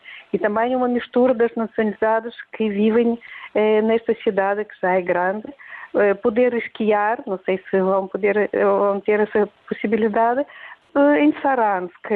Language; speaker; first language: Portuguese; non-native, fluent; Russian